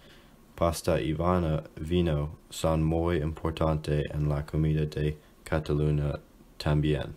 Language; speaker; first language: Spanish; non-native, learner; English